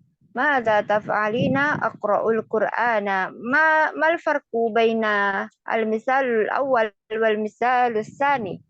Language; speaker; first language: Arabic; non-native, fluent; Indonesian